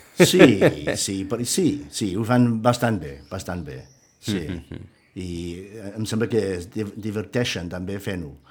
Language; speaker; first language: Catalan; non-native, fluent; English